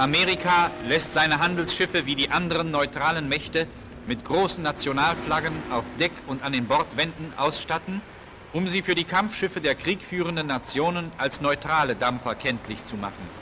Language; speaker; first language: German; native; German